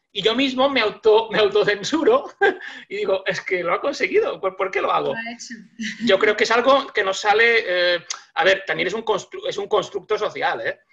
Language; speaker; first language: Spanish; native; Spanish